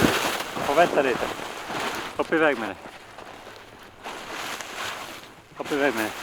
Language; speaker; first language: Swedish; native; Swedish